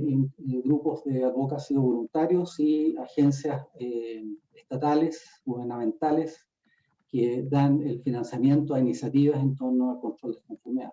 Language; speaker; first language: Spanish; native; Spanish